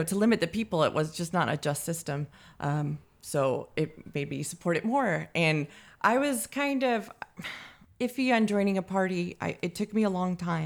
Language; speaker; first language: English; native; English